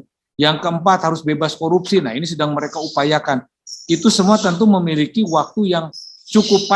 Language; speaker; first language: Indonesian; native; Indonesian